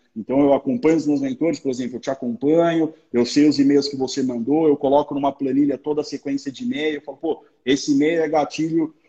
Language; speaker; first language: Portuguese; native; Portuguese